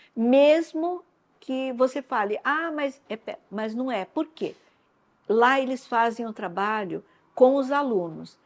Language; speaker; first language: Portuguese; non-native, local second language; Japanese